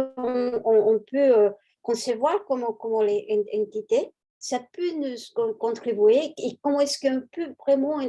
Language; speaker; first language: French; non-native, fluent; Spanish